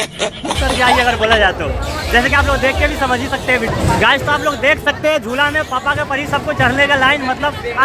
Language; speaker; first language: Hindi; native; Hindi